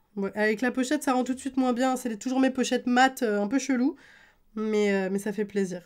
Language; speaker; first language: French; native; French